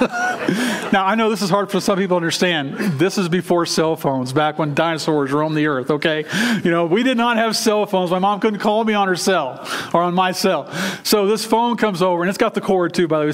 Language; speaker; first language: English; native; English